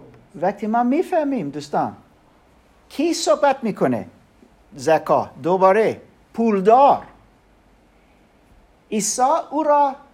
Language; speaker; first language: Persian; non-native, learner; German